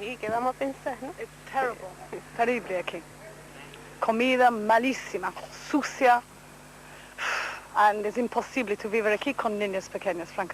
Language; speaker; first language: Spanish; non-native, learner; English